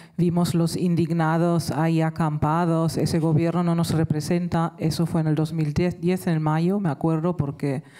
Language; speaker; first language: Spanish; non-native, fluent; German